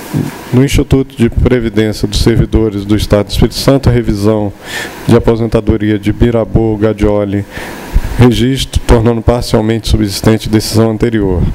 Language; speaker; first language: Portuguese; native; Portuguese